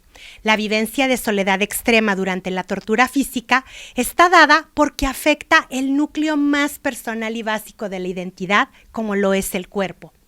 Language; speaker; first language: Spanish; native; Spanish